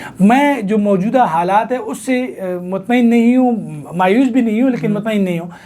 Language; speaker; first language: Urdu; non-native, local second language; Pashto